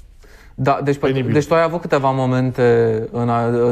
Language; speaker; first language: Romanian; native; Romanian